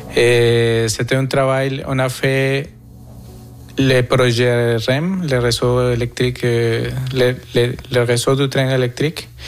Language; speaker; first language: French; non-native, fluent; Spanish